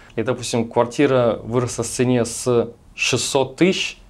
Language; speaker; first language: Russian; native; Russian